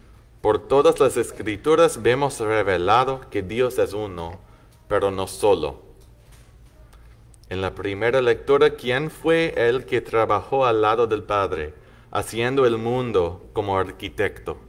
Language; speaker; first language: Spanish; non-native, fluent; English